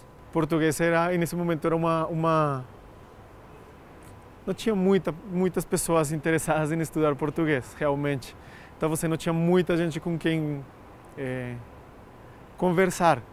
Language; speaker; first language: Portuguese; non-native, fluent; Spanish